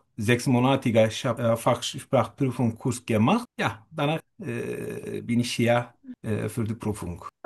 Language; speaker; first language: German; non-native, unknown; Turkish